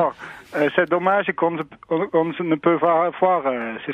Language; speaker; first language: French; non-native, learner; Dutch